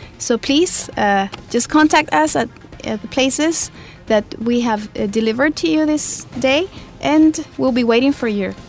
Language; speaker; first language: English; non-native, fluent; Spanish